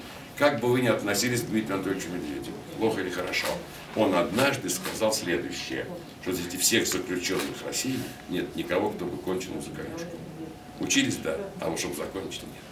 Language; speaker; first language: Russian; native; Russian